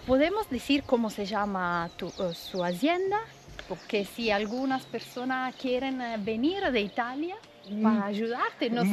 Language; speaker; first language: Spanish; non-native, learner; Italian